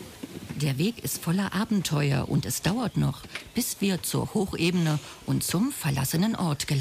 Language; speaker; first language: German; native; German